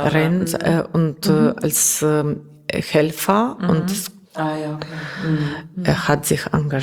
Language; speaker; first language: German; non-native, learner; Russian